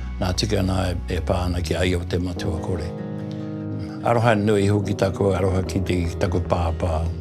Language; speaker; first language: Māori; native; Māori